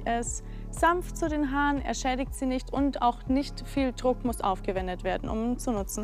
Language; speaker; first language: German; native; German